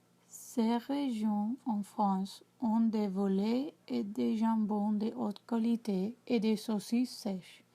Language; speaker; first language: French; non-native, learner; English